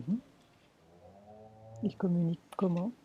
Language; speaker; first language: French; native; French